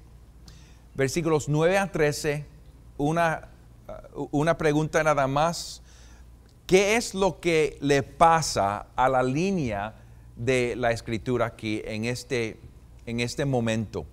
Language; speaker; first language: Spanish; non-native, fluent; English